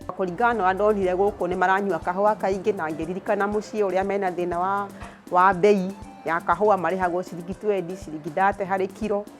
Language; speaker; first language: Kikuyu; native; Kikuyu